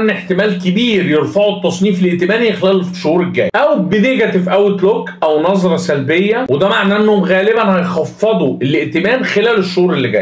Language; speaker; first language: Arabic; native; Arabic